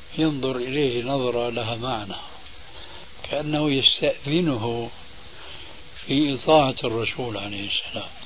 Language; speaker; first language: Arabic; early bilingual, other home language; Albanian